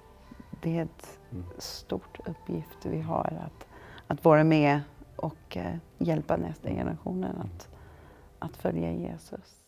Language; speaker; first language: Swedish; non-native, fluent; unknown